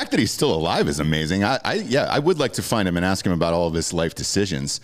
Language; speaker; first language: English; native; English